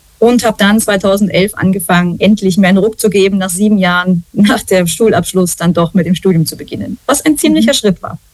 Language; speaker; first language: German; native; German